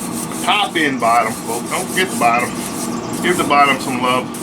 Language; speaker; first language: English; native; English